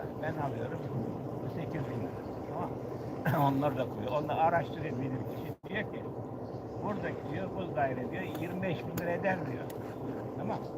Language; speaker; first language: Turkish; native; Turkish